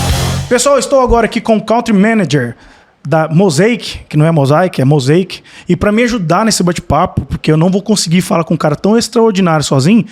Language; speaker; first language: Portuguese; native; Portuguese